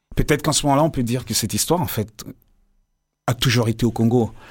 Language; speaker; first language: French; non-native, local second language; Lingala